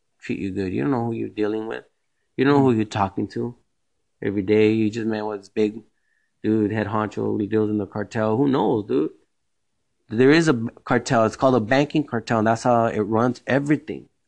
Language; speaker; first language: English; early bilingual, other home language; Spanish